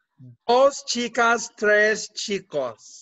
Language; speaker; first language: Spanish; non-native, fluent; English